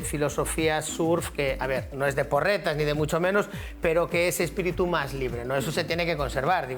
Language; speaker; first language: Spanish; native; Spanish